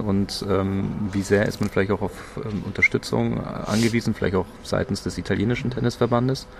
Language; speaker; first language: German; native; German